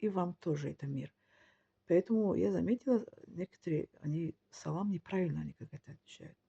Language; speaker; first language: Russian; non-native, learner; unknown